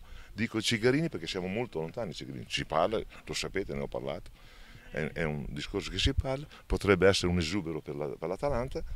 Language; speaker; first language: Italian; native; Italian